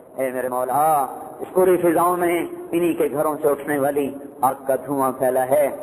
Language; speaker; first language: Urdu; non-native, local second language; Punjabi